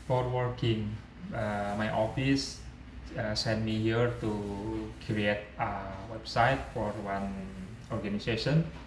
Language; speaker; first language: English; non-native, learner; Indonesian